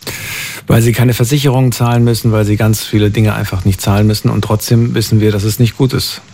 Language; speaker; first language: German; native; German